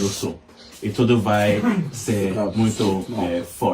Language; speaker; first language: Portuguese; non-native, learner; English